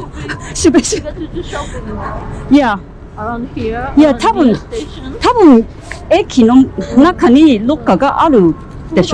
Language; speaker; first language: Japanese; non-native, learner; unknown